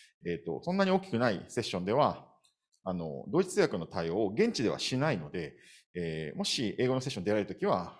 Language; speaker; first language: Japanese; native; Japanese